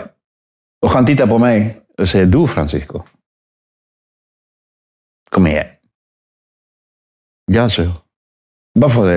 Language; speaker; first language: Swedish; non-native, fluent; Spanish